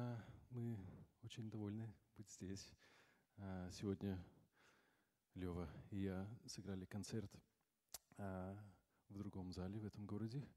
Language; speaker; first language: Russian; early bilingual, heritage; Russian